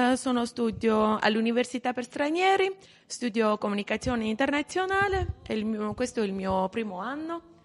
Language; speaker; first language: Italian; non-native, learner; Armenian